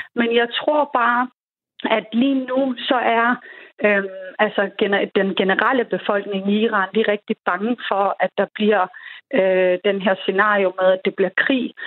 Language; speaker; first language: Danish; early bilingual, other home language; Persian